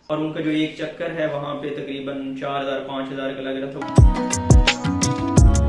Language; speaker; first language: Urdu; non-native, local second language; Punjabi